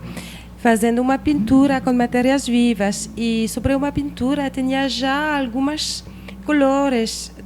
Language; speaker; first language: Portuguese; non-native, learner; French